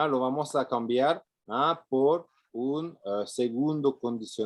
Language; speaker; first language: Spanish; non-native, fluent; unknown